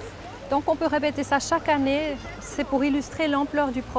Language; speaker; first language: French; native; French